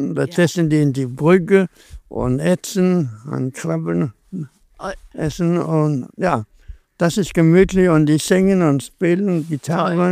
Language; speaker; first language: German; non-native, learner; Danish